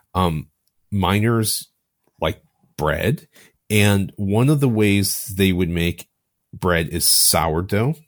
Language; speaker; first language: English; native; English